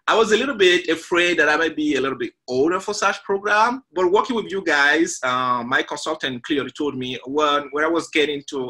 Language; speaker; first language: English; non-native, fluent; French